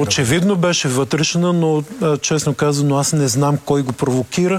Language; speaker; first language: Bulgarian; native; Bulgarian